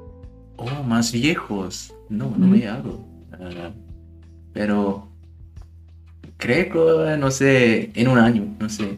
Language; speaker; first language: Spanish; non-native, learner; German